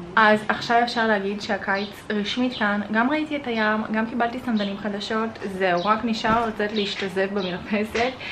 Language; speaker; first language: Hebrew; native; Hebrew